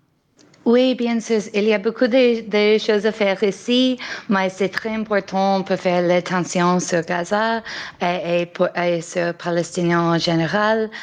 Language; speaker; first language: French; non-native, learner; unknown